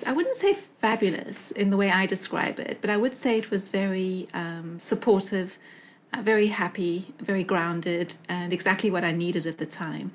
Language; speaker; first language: English; native; English